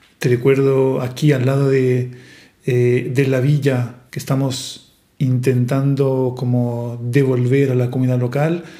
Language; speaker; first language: Spanish; non-native, fluent; Italian